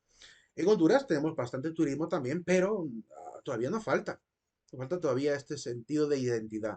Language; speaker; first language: Spanish; native; Spanish